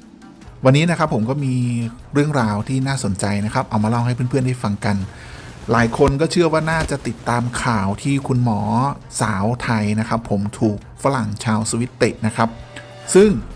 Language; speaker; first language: Thai; native; Thai